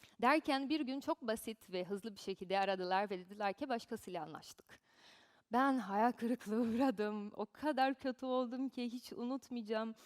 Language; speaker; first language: Turkish; non-native, fluent; Portuguese